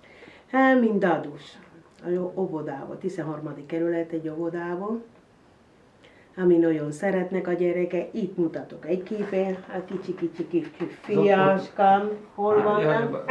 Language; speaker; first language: Hungarian; non-native, learner; Spanish